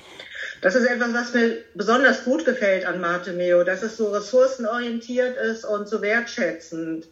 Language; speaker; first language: German; native; German